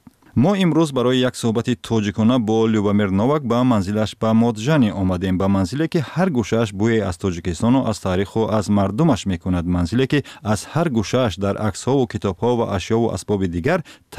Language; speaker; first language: Tajik; native; Tajik